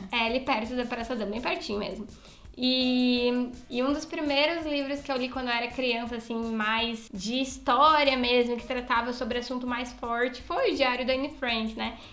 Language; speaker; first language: Portuguese; native; Portuguese